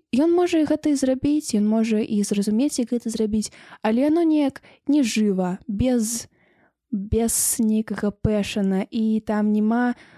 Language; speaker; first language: Belarusian; non-native, local second language; Russian